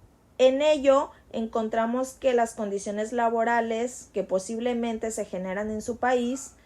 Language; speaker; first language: Spanish; native; Spanish